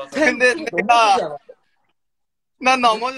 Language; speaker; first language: Korean; non-native, fluent; Thai